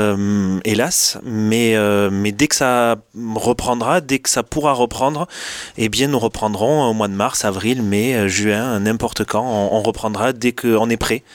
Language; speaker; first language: French; native; French